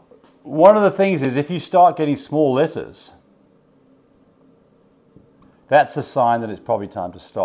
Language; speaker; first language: English; native; English